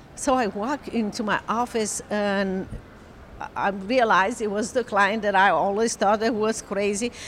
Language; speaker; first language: English; non-native, fluent; Romanian